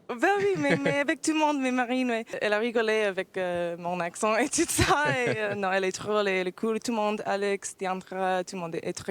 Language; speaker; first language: French; early bilingual, heritage; English